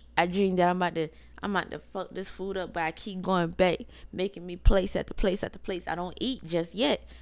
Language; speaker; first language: English; native; English